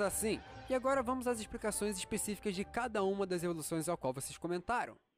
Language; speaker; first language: Portuguese; native; Portuguese